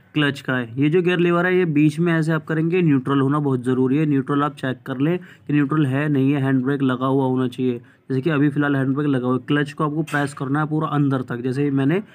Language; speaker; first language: Hindi; native; Hindi